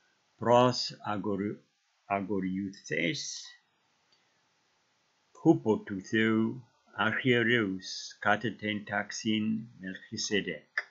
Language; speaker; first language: Greek; non-native, learner; English